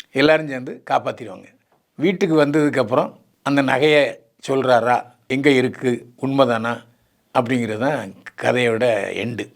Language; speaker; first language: Tamil; native; Tamil